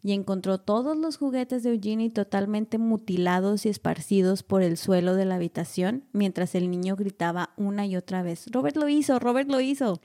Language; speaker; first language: Spanish; native; Spanish